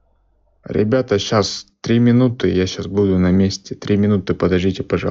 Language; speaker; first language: Russian; non-native, learner; Bulgarian